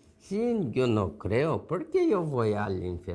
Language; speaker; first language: Spanish; non-native, fluent; Korean